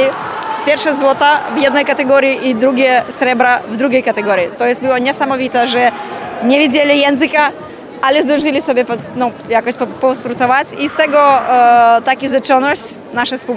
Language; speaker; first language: Polish; non-native, learner; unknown